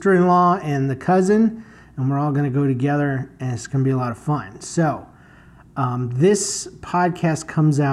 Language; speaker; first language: English; native; English